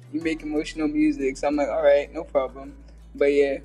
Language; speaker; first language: English; native; English